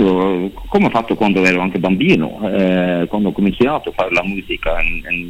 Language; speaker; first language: Italian; non-native, learner; Norwegian